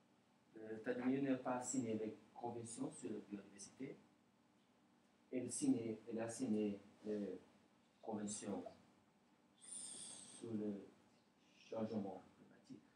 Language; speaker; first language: French; non-native, learner; Portuguese